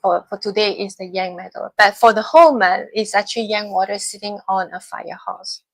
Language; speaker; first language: English; non-native, fluent; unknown